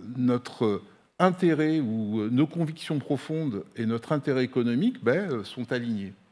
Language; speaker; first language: French; non-native, local second language; Arabic